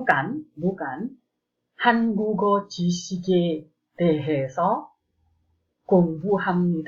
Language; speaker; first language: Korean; non-native, fluent; Indonesian